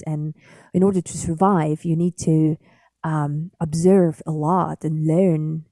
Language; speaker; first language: English; non-native, fluent; Yakut